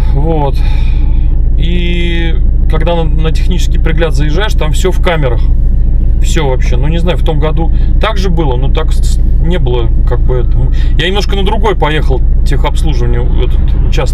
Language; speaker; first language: Russian; native; Russian